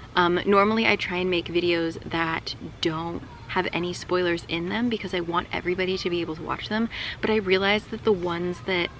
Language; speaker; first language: English; native; English